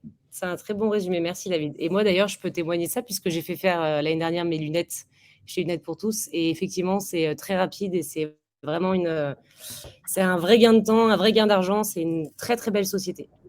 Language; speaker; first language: French; native; French